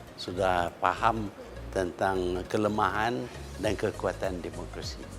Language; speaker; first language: Malay; native; Malay